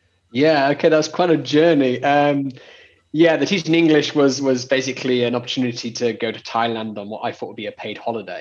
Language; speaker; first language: English; native; English